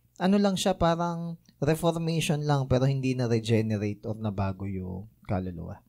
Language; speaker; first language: Filipino; native; Filipino